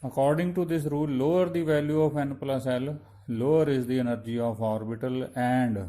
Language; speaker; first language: English; non-native, local second language; Punjabi